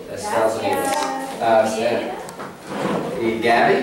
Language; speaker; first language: Spanish; non-native, learner; English